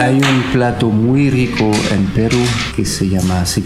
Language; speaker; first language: Spanish; non-native, fluent; French